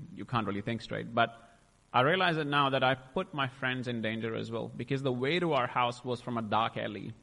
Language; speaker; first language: English; non-native, local second language; Punjabi